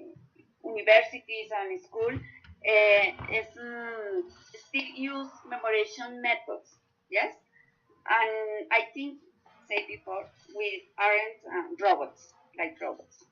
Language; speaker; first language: English; non-native, learner; Spanish